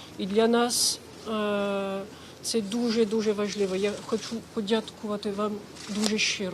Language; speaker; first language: Ukrainian; non-native, fluent; French